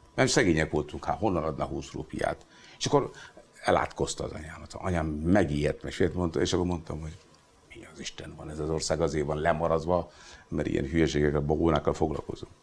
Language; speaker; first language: Hungarian; non-native, fluent; Hindi